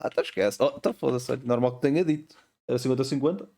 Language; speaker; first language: Portuguese; native; Portuguese